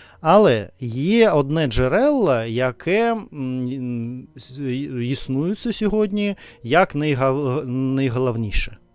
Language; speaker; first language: Ukrainian; non-native, learner; Russian